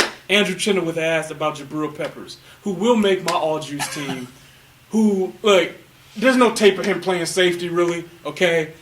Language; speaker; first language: English; native; English